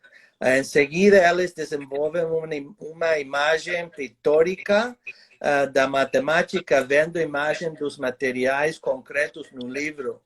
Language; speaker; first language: Portuguese; non-native, fluent; English